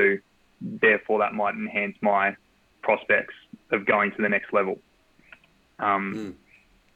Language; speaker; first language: English; native; English